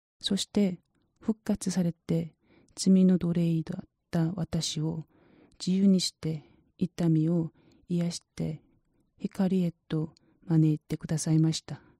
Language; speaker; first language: Japanese; non-native, learner; Korean